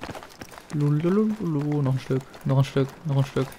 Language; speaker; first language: German; native; German